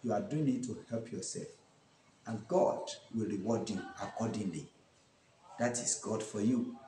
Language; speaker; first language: English; non-native, local second language; Yoruba